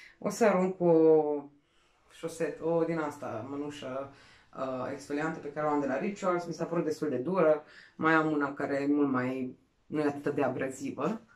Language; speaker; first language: Romanian; non-native, local second language; Serbian